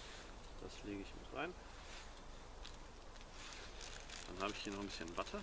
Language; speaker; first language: German; native; German